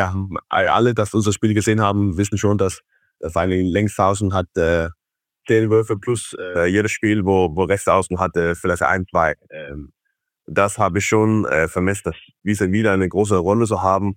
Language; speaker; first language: German; non-native, fluent; Faroese